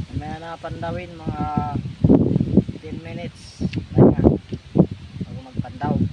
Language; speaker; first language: Filipino; non-native, local second language; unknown